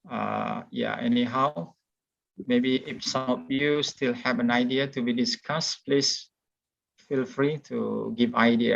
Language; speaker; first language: English; non-native, fluent; Indonesian